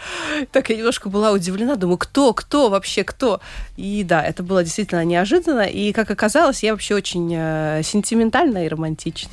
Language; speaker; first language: Russian; native; Russian